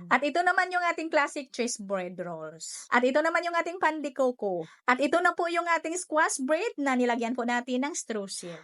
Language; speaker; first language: Filipino; non-native, local second language; Hiligaynon